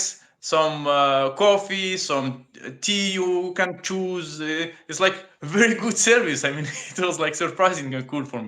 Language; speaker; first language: English; non-native, learner; Russian